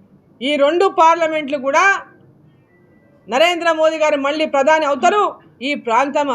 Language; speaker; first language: Telugu; native; Telugu